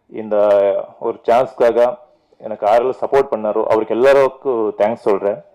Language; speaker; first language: Tamil; non-native, fluent; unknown